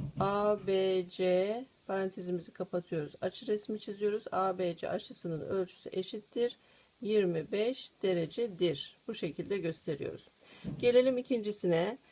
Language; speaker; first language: Turkish; native; Turkish